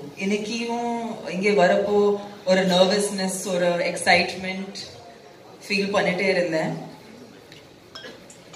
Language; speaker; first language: Tamil; non-native, local second language; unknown